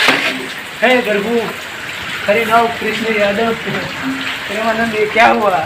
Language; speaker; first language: Hindi; non-native, local second language; Gujarati